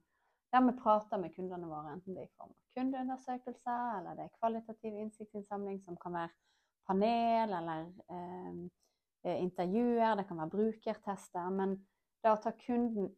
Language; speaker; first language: Norwegian; native; Norwegian